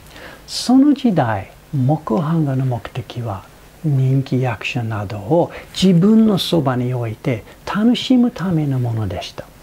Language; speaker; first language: Japanese; non-native, fluent; English